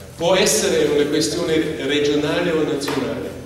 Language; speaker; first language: Italian; non-native, fluent; German